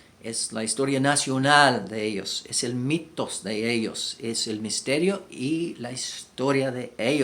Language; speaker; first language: Spanish; non-native, fluent; English